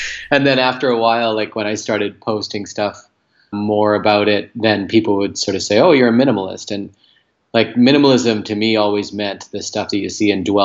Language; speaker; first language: English; native; English